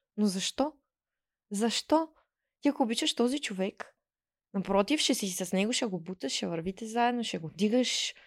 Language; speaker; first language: Bulgarian; early bilingual, heritage; Bulgarian